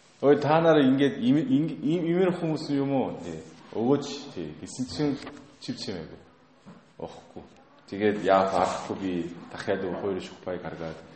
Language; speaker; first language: Mongolian; non-native, fluent; Korean